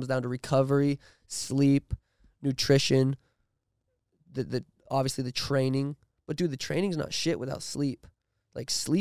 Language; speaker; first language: English; native; English